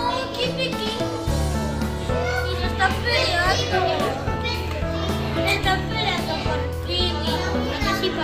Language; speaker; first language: Spanish; early bilingual, other home language; Filipino